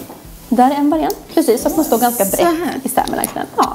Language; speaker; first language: Swedish; native; Swedish